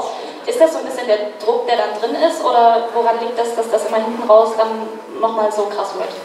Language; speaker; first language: German; native; German